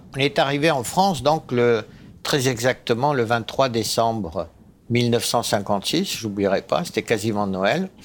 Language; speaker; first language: French; early bilingual, other home language; Arabic